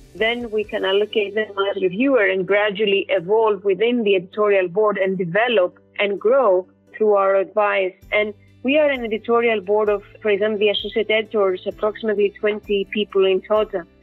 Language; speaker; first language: English; non-native, fluent; Greek